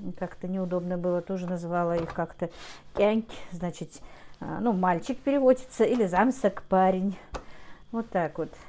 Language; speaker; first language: Russian; non-native, local second language; Ingush